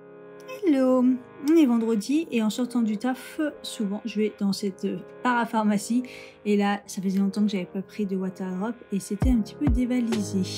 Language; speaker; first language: French; native; French